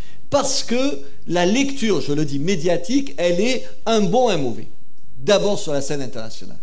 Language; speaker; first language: French; native; French